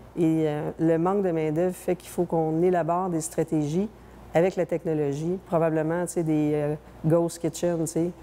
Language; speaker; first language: French; native; French